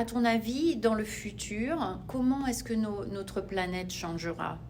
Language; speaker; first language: French; non-native, fluent; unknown